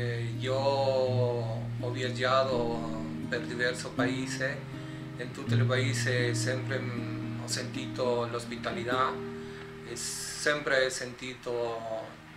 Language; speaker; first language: Italian; non-native, learner; Spanish